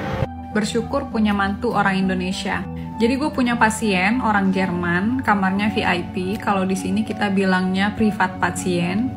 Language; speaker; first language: Indonesian; native; Indonesian